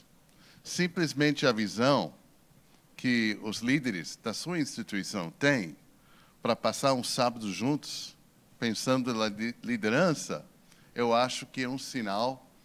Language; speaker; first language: Portuguese; non-native, fluent; English